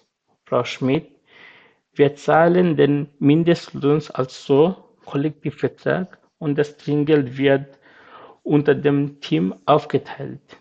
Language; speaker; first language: German; non-native, fluent; Bangla